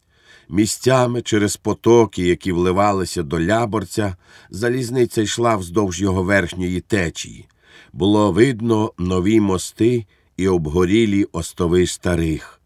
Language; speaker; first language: Ukrainian; native; Ukrainian